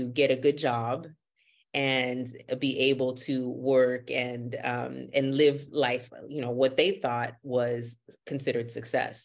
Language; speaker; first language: English; early bilingual, other home language; Haitian Creole